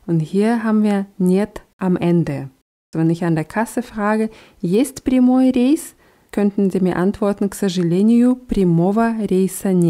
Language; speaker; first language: German; non-native, fluent; Russian